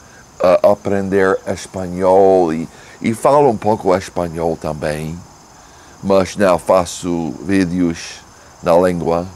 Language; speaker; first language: Portuguese; non-native, learner; English